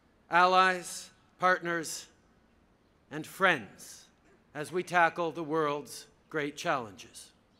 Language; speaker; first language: English; early bilingual, other home language; French